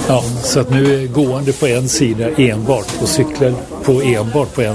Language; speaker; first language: Swedish; native; Swedish